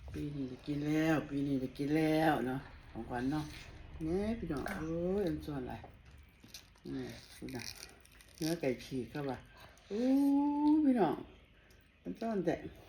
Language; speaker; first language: Thai; native; Thai